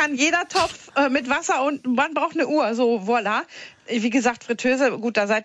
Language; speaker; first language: German; native; German